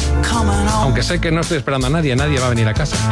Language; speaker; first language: Spanish; native; Spanish